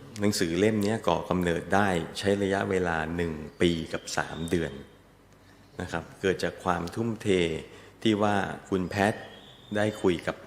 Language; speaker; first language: Thai; native; Thai